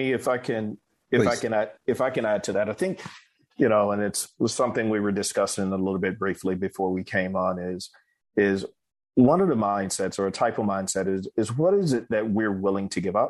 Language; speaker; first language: English; native; English